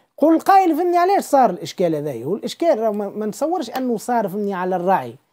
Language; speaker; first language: Arabic; native; Arabic